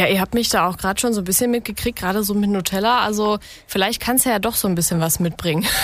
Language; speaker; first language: German; native; German